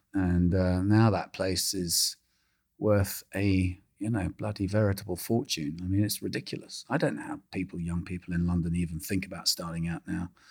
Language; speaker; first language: English; native; English